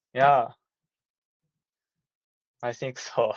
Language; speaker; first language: English; non-native, learner; Japanese